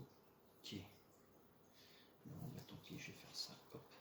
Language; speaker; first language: French; native; French